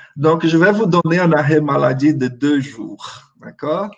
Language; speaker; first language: French; non-native, fluent; Portuguese